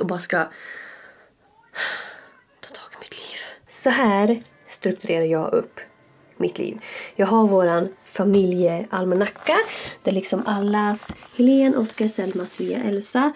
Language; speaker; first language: Swedish; native; Swedish